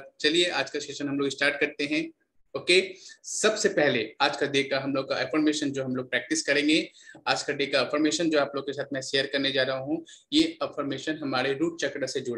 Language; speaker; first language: Hindi; native; Hindi